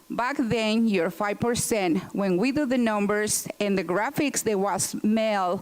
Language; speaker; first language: English; non-native, fluent; Spanish